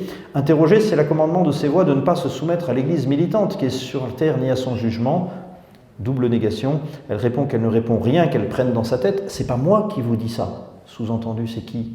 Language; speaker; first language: French; native; French